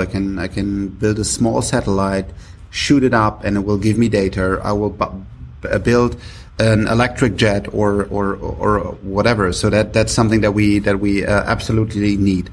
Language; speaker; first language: English; non-native, fluent; German